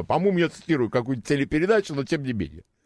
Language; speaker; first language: Russian; native; Russian